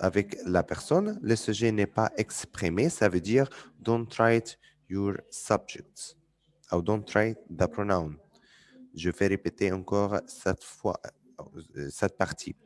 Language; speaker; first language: French; non-native, fluent; Arabic